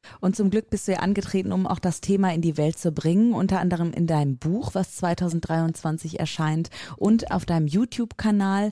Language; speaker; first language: German; native; German